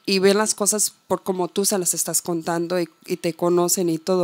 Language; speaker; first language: Spanish; early bilingual, heritage; Spanish